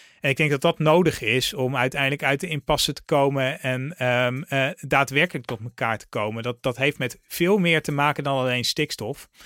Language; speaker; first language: Dutch; native; Dutch